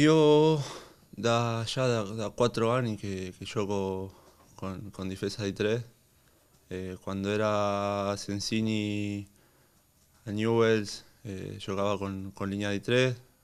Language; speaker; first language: Italian; non-native, learner; Spanish